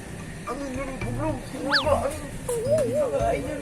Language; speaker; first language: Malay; non-native, local second language; Sundanese